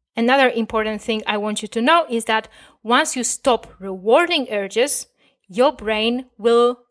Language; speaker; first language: English; non-native, fluent; Polish